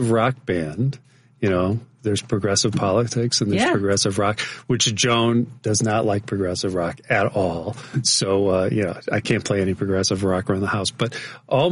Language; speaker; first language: English; native; English